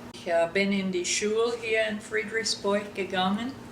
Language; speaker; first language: German; early bilingual, heritage; German